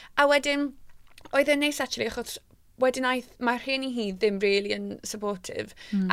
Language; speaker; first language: Welsh; non-native, local second language; English